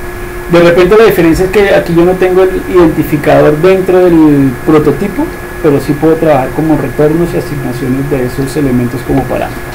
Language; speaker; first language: Spanish; native; Spanish